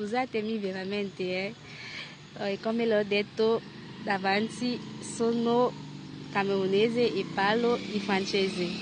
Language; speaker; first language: Italian; non-native, learner; French